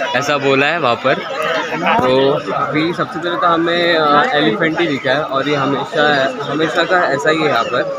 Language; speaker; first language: Hindi; non-native, local second language; Marathi